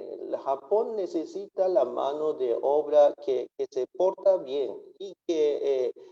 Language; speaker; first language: Spanish; non-native, fluent; Japanese